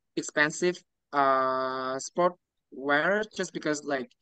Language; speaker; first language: English; non-native, learner; Vietnamese